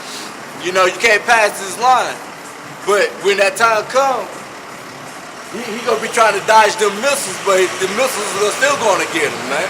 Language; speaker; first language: English; native; English